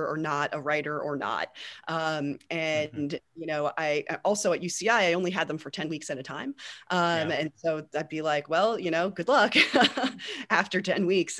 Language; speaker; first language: English; native; English